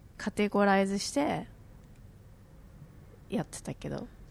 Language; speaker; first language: Japanese; native; Japanese